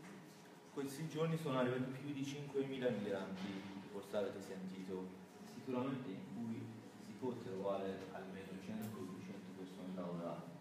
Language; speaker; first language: Italian; non-native, learner; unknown